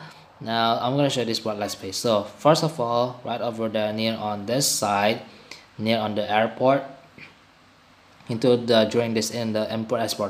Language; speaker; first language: English; non-native, learner; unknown